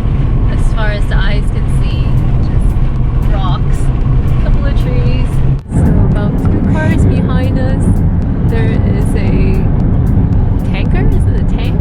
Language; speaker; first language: English; native; English